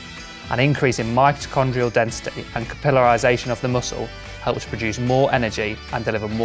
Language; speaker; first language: English; native; English